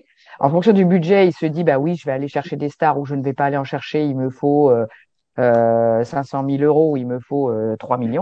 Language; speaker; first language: French; native; French